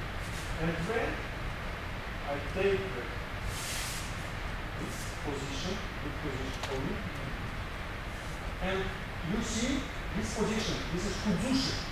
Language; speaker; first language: English; non-native, learner; Russian